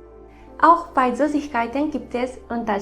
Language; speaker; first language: German; non-native, fluent; Japanese